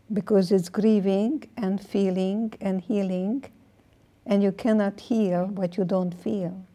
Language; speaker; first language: English; non-native, fluent; Hungarian